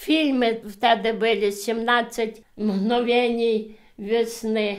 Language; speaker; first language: Polish; early bilingual, heritage; Polish